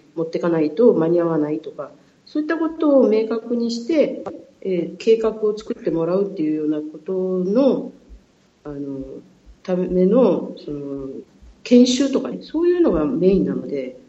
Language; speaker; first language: Japanese; native; Japanese